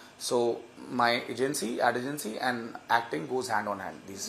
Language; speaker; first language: English; non-native, local second language; Hindi